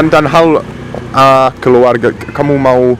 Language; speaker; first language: Indonesian; non-native, fluent; English